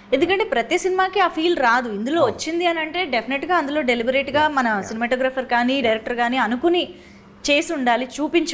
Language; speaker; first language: Telugu; native; Telugu